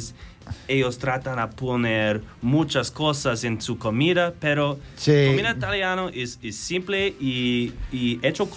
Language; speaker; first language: Spanish; non-native, learner; English